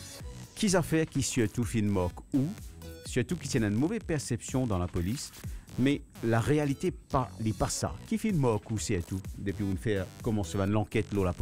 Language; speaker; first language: French; non-native, local second language; Morisyen